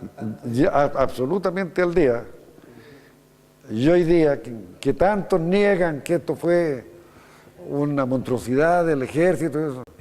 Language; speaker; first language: Spanish; native; Spanish